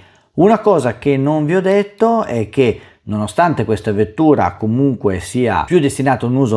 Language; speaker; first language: Italian; native; Italian